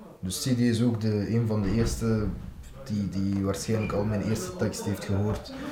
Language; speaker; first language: Dutch; early bilingual, other home language; Turkish